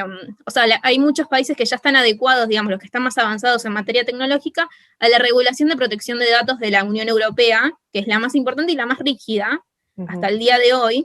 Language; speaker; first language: Spanish; native; Spanish